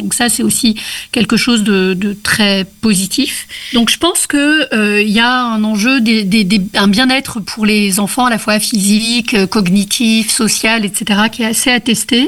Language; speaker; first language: French; native; French